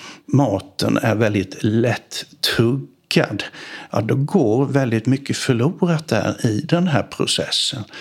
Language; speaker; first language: Swedish; native; Swedish